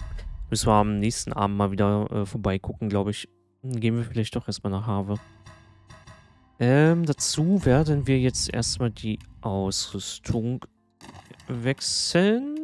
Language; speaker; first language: German; native; German